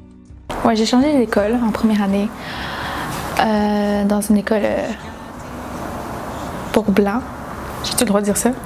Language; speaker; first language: French; non-native, local second language; Innu-aimun